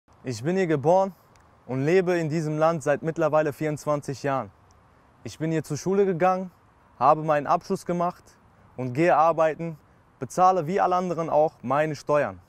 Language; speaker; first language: German; early bilingual, other home language; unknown